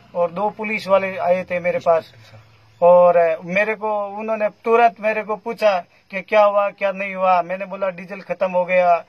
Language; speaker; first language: Hindi; native; Hindi